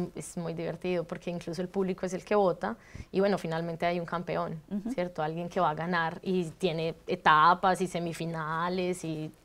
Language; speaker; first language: Spanish; native; Spanish